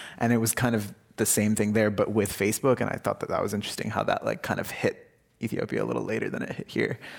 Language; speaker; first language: English; early bilingual, other home language; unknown